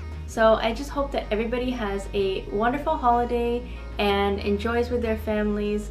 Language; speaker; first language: English; native; English